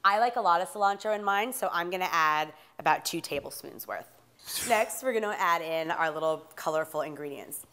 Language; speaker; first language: English; native; English